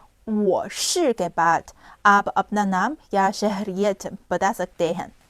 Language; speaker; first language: Hindi; non-native, fluent; Chinese